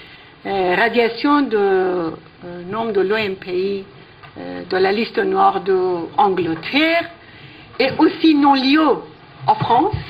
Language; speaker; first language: French; non-native, fluent; Persian